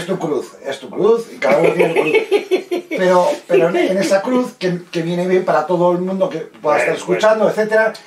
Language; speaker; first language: Spanish; native; Spanish